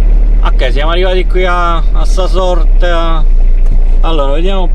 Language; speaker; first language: Italian; native; Italian